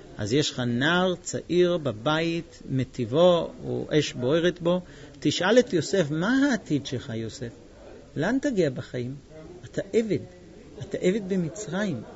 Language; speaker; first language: Hebrew; non-native, fluent; English